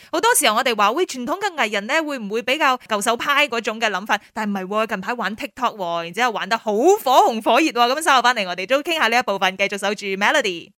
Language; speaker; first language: Cantonese; native; Cantonese